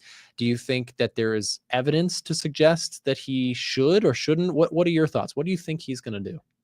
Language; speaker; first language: English; native; English